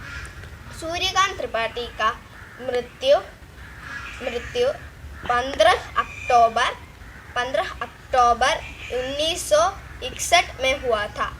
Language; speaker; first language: Hindi; non-native, local second language; Malayalam